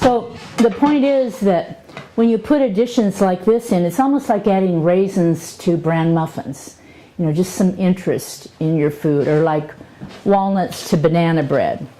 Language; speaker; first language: English; native; English